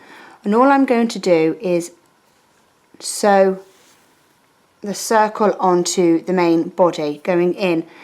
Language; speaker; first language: English; native; English